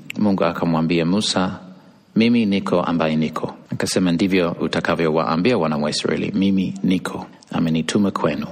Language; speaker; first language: Swahili; non-native, fluent; English